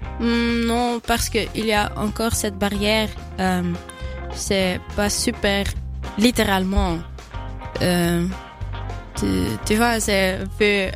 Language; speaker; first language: French; non-native, fluent; Dutch